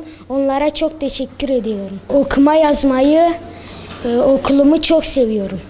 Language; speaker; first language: Turkish; early bilingual, other home language; Arabic